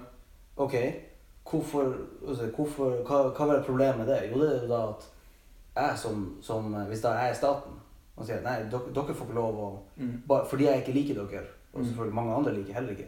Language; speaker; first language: Norwegian; native; Norwegian